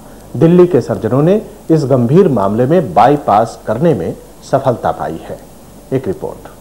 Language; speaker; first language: Hindi; native; Hindi